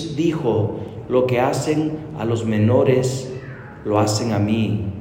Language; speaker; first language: Spanish; non-native, fluent; English